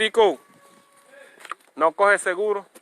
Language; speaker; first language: Spanish; non-native, learner; Haitian Creole